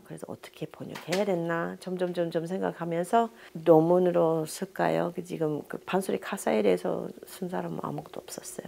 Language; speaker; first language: Korean; non-native, fluent; English